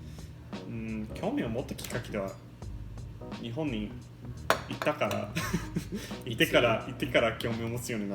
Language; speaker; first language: Japanese; non-native, fluent; English